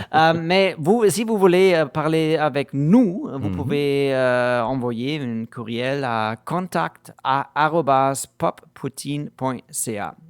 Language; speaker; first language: French; non-native, fluent; German